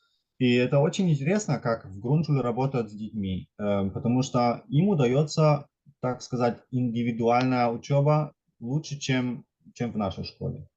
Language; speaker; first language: Russian; non-native, fluent; German